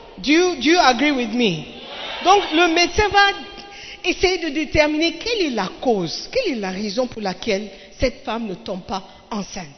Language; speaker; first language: French; non-native, fluent; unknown